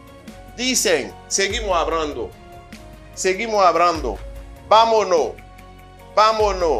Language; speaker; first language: Spanish; non-native, fluent; Haitian Creole